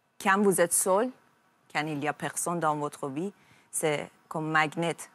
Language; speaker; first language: French; non-native, learner; Persian